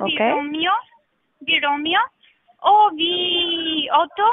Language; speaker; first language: German; non-native, learner; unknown